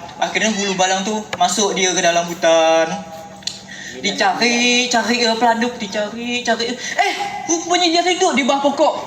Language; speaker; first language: Malay; native; Malay